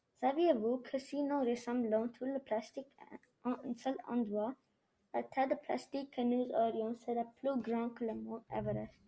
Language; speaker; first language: French; non-native, learner; English